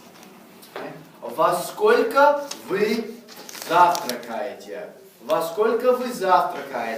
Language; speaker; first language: Russian; non-native, fluent; English